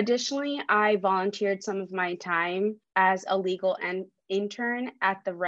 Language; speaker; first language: English; early bilingual, other home language; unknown